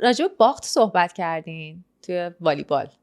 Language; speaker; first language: Persian; native; Persian